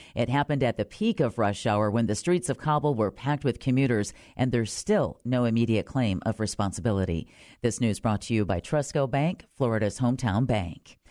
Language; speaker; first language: English; native; English